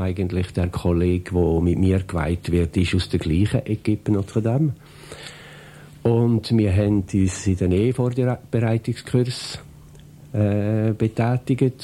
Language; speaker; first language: German; native; German